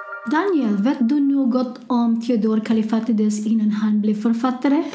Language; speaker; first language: Swedish; non-native, learner; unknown